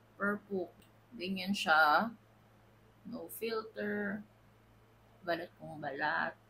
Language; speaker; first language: Filipino; native; Filipino